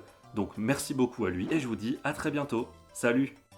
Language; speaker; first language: French; native; French